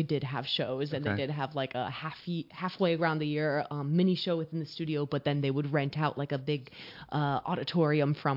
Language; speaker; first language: English; native; English